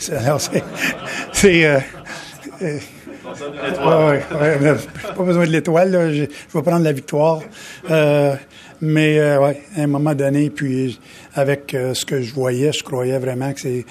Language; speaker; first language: French; native; French